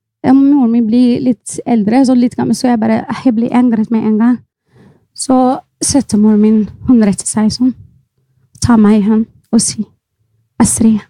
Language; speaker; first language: Norwegian; non-native, fluent; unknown